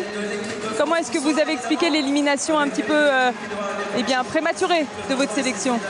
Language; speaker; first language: French; native; French